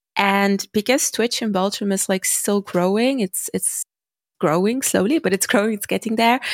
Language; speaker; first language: English; non-native, fluent; Dutch